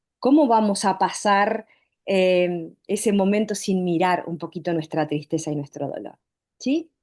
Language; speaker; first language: Spanish; native; Spanish